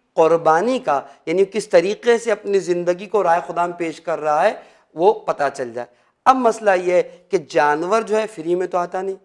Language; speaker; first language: Urdu; native; Urdu